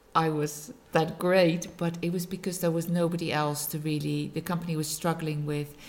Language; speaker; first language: English; non-native, fluent; Dutch